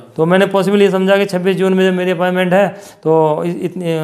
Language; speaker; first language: Hindi; native; Hindi